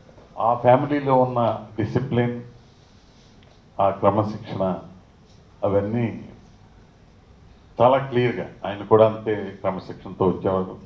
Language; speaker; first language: Telugu; native; Telugu